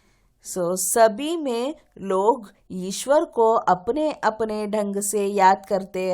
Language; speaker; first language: Hindi; non-native, local second language; Kannada